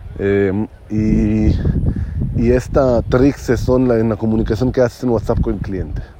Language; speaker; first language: Spanish; non-native, learner; Hebrew